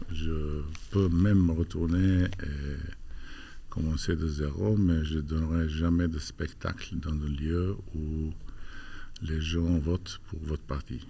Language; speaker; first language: French; non-native, fluent; Albanian